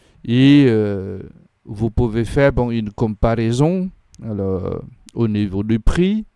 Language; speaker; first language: French; non-native, fluent; Khmer